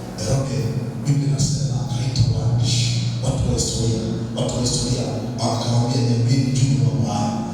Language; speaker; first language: Swahili; non-native, local second language; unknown